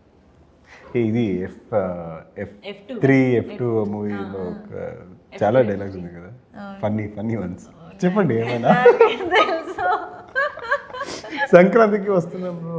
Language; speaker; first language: Telugu; non-native, learner; Kannada